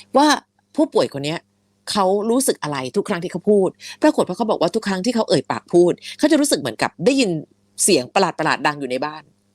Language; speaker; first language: Thai; native; Thai